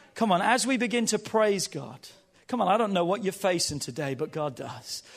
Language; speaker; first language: English; native; English